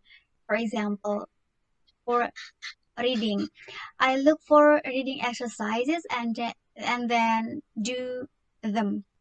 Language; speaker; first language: English; non-native, learner; Indonesian